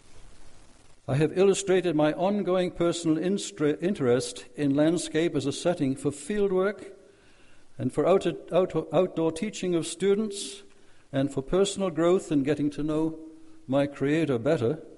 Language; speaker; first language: English; native; English